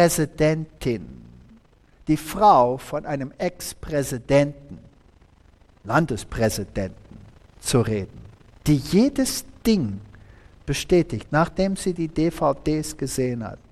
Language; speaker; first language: German; early bilingual, heritage; German